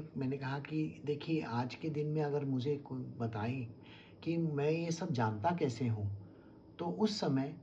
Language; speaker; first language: Hindi; non-native, local second language; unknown